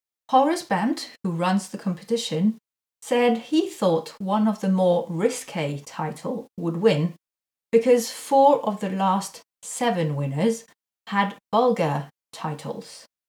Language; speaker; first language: English; non-native, fluent; French